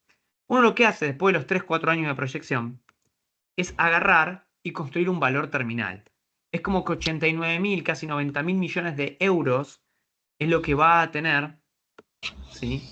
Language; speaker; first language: Spanish; native; Spanish